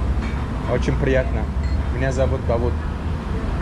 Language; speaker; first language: Russian; non-native, learner; Azerbaijani